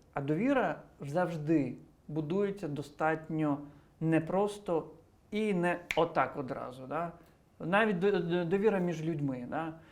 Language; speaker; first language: Ukrainian; non-native, local second language; Crimean Tatar